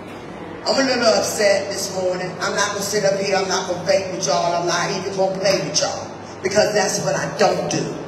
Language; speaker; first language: English; native; English